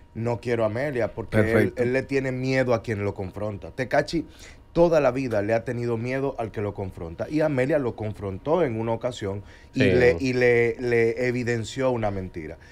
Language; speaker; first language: Spanish; native; Spanish